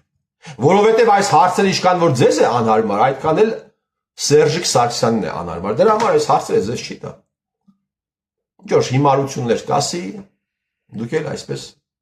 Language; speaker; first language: Armenian; native; Armenian